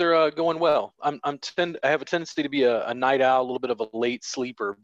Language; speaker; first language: English; native; English